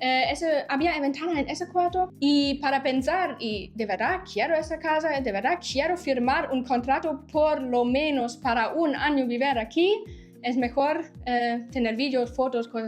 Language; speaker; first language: Spanish; non-native, fluent; German